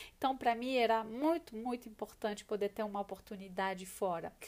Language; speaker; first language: Portuguese; non-native, fluent; French